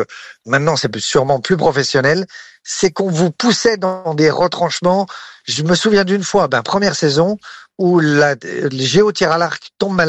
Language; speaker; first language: French; native; French